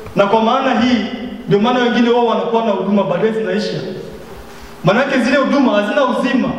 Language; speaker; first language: Swahili; native; Swahili